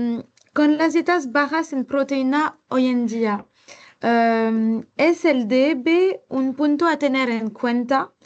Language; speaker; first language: Spanish; non-native, learner; French